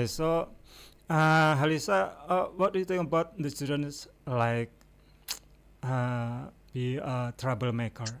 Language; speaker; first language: English; non-native, fluent; Indonesian